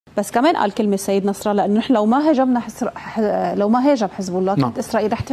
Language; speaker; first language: Arabic; native; Arabic